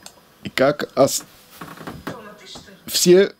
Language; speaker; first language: Russian; non-native, learner; German